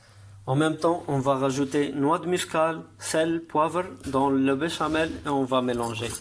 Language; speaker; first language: French; non-native, learner; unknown